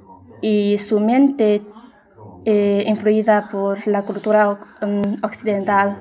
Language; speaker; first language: Spanish; non-native, fluent; Chinese